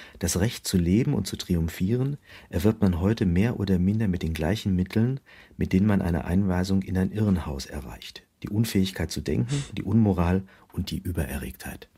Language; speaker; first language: German; native; German